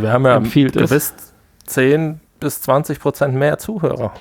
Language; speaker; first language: German; native; German